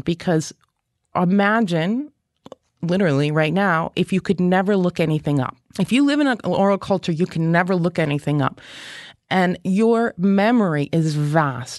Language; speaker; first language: English; native; English